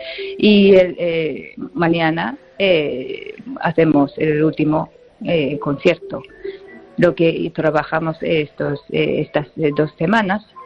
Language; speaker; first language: Spanish; non-native, fluent; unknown